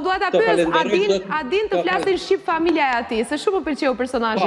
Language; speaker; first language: Albanian; native; Albanian